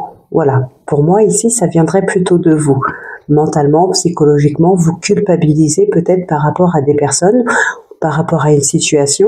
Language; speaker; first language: French; native; French